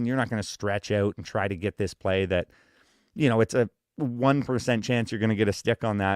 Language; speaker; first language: English; native; English